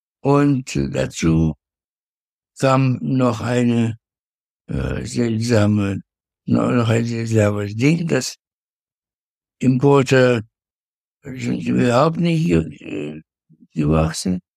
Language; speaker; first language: German; non-native, fluent; Russian